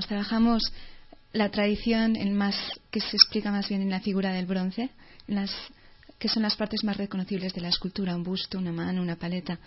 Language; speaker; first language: Spanish; native; Spanish